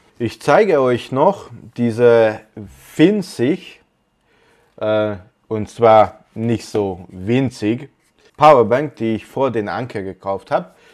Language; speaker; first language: German; non-native, fluent; Hungarian